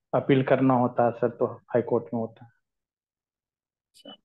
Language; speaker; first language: Hindi; native; Hindi